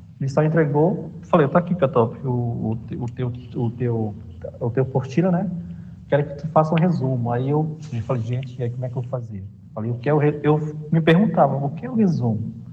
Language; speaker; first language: Portuguese; non-native, local second language; Kayapó